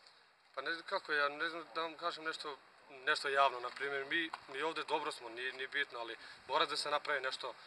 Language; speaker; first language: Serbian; non-native, local second language; Romany